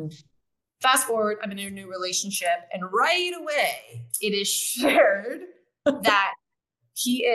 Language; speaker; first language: English; native; English